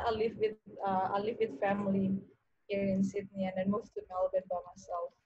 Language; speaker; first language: English; non-native, learner; Indonesian